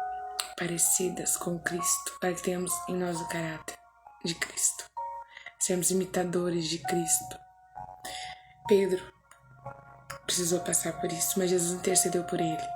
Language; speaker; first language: Portuguese; native; Portuguese